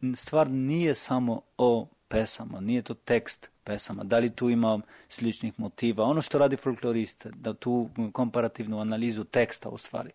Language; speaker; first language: Serbian; non-native, fluent; Albanian